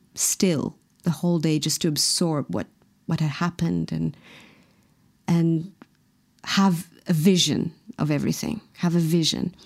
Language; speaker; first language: English; non-native, fluent; Morisyen